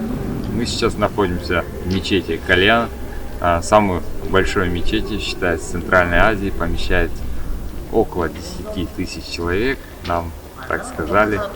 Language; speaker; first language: Russian; non-native, local second language; Kazakh